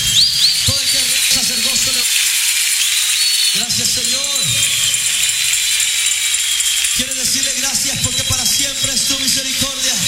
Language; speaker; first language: Spanish; native; Spanish